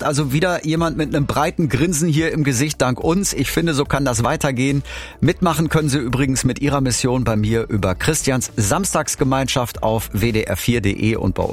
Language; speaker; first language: German; native; German